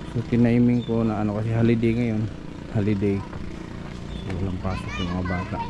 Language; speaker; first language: Filipino; non-native, local second language; Cebuano